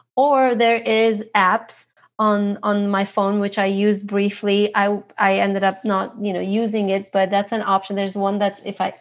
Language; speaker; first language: English; non-native, fluent; Turkish